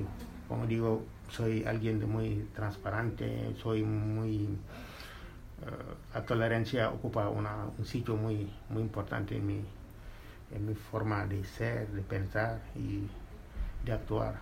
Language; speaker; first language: Spanish; non-native, fluent; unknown